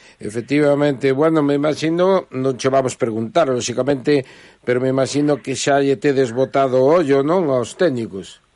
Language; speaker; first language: Galician; native; Galician